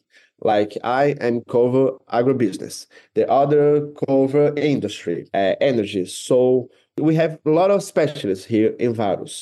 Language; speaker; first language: English; non-native, fluent; Portuguese